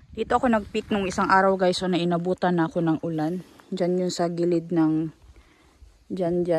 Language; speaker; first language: Filipino; non-native, local second language; Cebuano